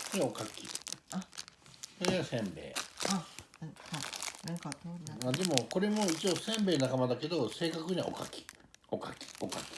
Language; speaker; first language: Japanese; native; Japanese